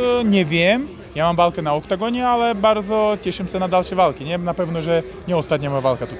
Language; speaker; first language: Polish; non-native, learner; Uzbek